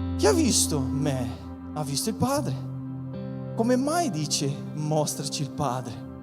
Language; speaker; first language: Italian; non-native, fluent; Portuguese